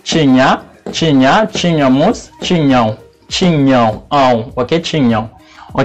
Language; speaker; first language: Portuguese; non-native, fluent; Haitian Creole